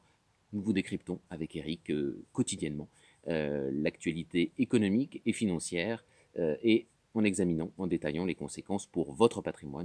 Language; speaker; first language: French; native; French